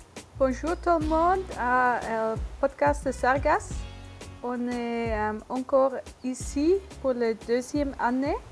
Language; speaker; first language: French; non-native, learner; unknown